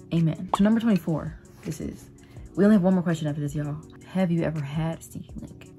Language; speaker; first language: English; native; English